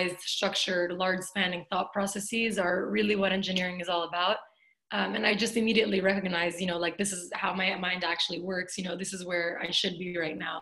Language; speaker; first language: English; native; English